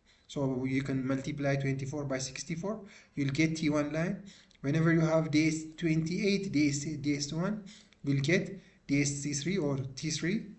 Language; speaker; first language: English; non-native, local second language; Amharic